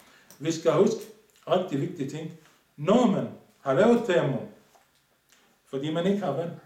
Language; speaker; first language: Danish; non-native, fluent; Arabic